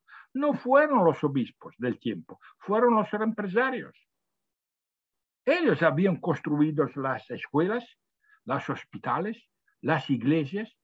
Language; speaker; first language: Spanish; non-native, fluent; Italian